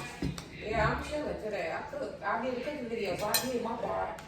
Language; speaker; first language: English; native; English